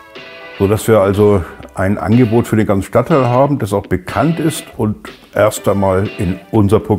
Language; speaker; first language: German; native; German